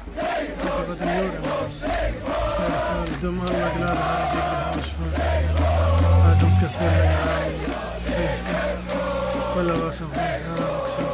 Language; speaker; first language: Swedish; non-native, learner; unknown